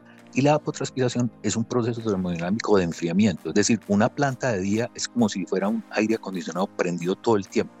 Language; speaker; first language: Spanish; native; Spanish